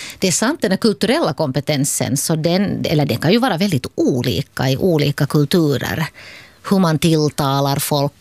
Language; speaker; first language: Swedish; native; Swedish